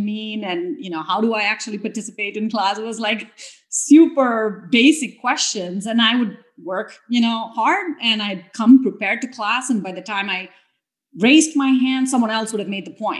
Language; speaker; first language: English; non-native, local second language; Tamil